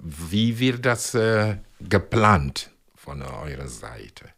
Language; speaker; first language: German; non-native, fluent; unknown